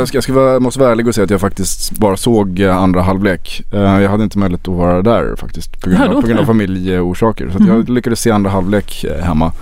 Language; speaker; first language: Swedish; native; Swedish